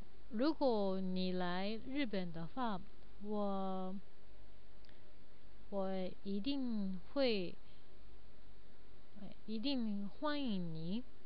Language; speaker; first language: Chinese; non-native, learner; Japanese